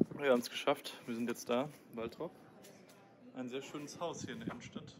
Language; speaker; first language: German; native; German